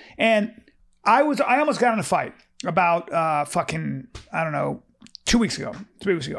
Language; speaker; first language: English; early bilingual, other home language; French